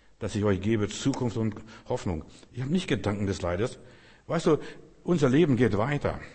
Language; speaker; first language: German; early bilingual, other home language; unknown